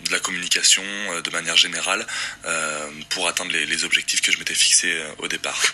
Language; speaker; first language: French; native; French